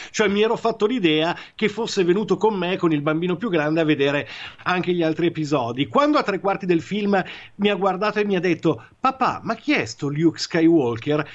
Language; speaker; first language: Italian; native; Italian